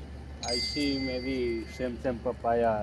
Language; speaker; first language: English; non-native, learner; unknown